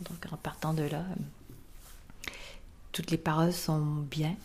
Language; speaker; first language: French; native; French